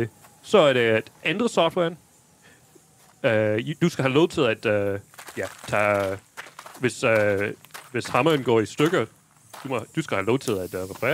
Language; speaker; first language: Danish; non-native, fluent; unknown